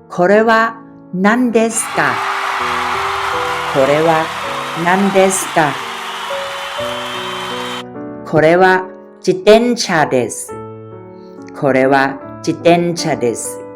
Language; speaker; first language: Japanese; non-native, fluent; Thai